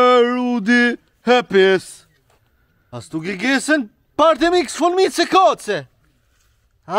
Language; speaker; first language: German; early bilingual, other home language; Albanian